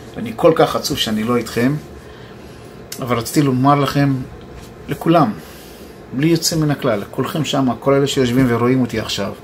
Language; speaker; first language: Hebrew; native; Hebrew